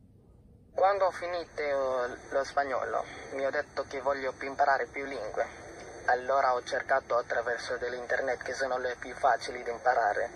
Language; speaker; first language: Italian; non-native, learner; Filipino